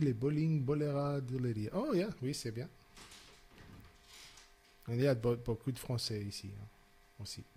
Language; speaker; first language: French; non-native, fluent; Portuguese